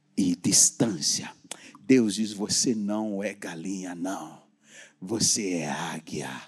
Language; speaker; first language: Portuguese; non-native, fluent; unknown